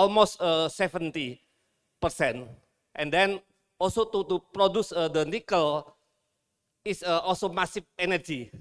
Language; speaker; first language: English; non-native, learner; Indonesian